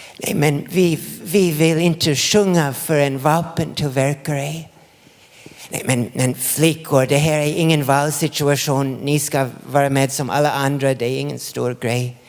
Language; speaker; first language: Swedish; non-native, fluent; English